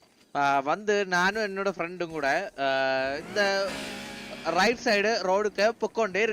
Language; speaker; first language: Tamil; non-native, learner; Malayalam